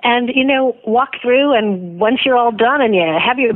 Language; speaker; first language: English; native; English